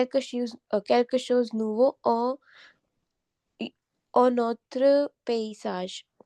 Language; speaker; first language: French; non-native, learner; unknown